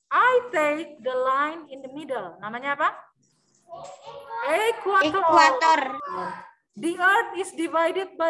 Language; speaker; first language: English; non-native, learner; Indonesian